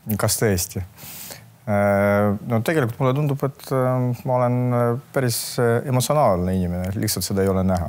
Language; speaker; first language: Estonian; non-native, local second language; Russian